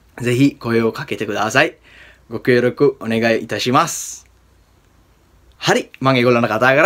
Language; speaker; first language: Japanese; non-native, fluent; Sinhala